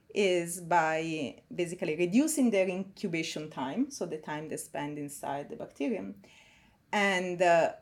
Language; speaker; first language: English; non-native, fluent; Italian